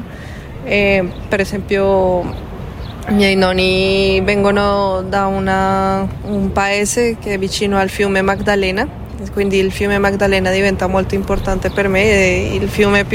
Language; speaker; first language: Italian; non-native, fluent; Spanish